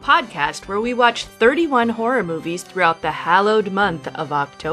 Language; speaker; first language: English; native; English